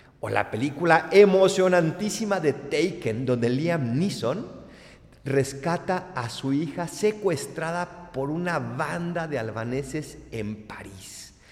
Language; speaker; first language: Spanish; native; Spanish